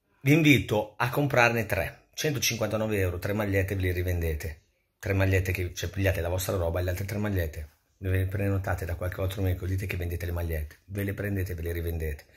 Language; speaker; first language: Italian; native; Italian